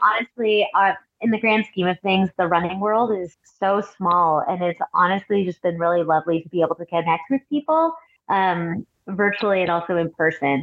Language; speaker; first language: English; native; English